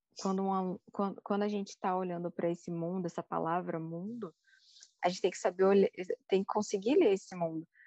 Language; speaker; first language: Portuguese; native; Portuguese